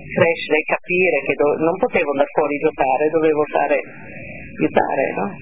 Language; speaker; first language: Italian; non-native, local second language; Venetian